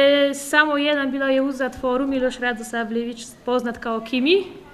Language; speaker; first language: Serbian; non-native, fluent; Polish